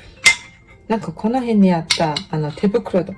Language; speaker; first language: Japanese; non-native, fluent; Mongolian